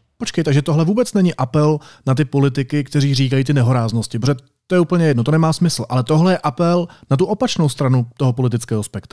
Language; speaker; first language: Czech; native; Czech